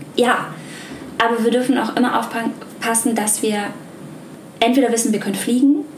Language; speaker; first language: German; native; German